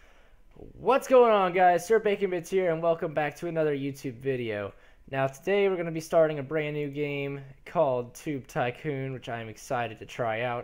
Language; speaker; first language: English; native; English